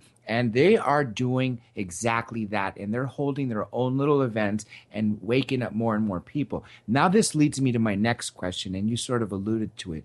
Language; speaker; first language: English; native; English